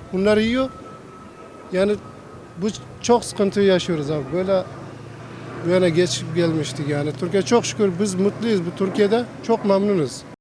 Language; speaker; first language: Turkish; non-native, learner; Persian